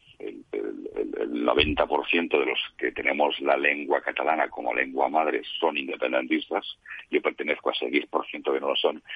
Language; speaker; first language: Spanish; non-native, local second language; Catalan